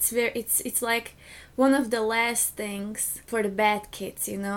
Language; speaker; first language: English; non-native, fluent; Slovak